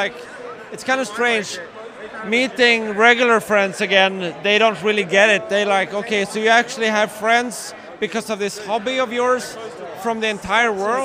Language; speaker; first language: English; non-native, fluent; Swedish